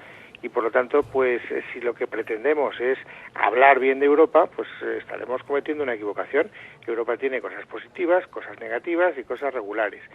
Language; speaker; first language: Spanish; native; Spanish